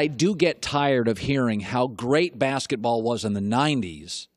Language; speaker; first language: English; native; English